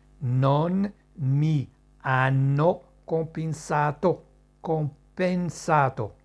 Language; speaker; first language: Italian; non-native, fluent; Arabic